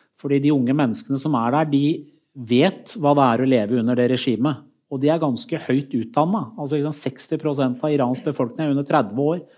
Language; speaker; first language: Norwegian; early bilingual, other home language; Persian